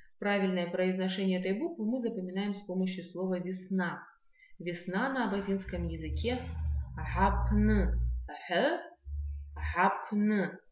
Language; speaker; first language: Russian; non-native, local second language; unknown